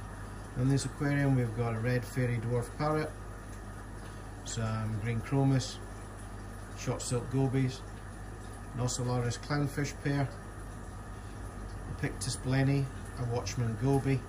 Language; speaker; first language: English; native; English